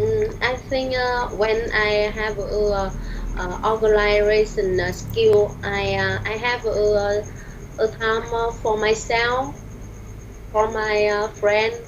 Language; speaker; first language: English; non-native, learner; Vietnamese